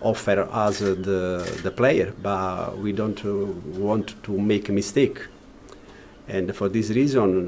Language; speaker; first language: English; non-native, learner; Italian